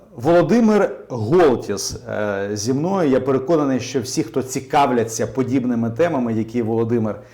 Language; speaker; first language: Ukrainian; native; Ukrainian